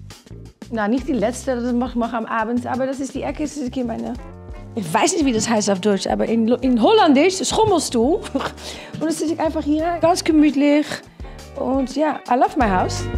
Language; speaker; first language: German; non-native, fluent; Dutch